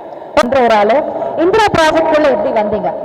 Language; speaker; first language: Tamil; native; Tamil